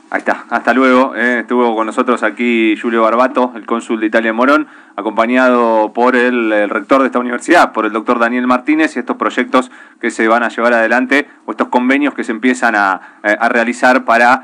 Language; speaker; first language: Spanish; native; Spanish